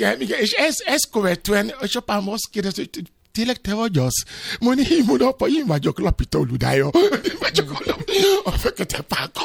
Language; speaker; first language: Hungarian; non-native, fluent; Yoruba